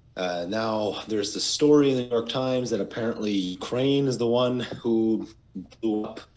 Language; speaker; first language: English; early bilingual, other home language; Persian